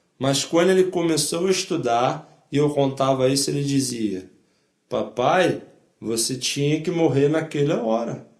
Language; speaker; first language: Portuguese; non-native, fluent; Polish